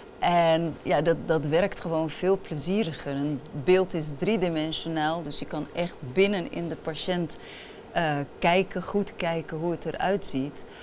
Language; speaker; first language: Dutch; early bilingual, other home language; Arabic